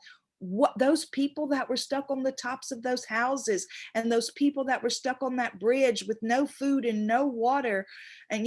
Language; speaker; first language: English; native; English